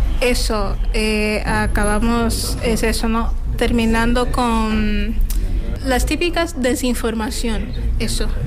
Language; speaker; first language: Spanish; non-native, fluent; Portuguese